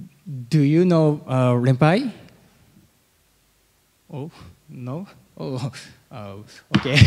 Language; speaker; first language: English; non-native, learner; Japanese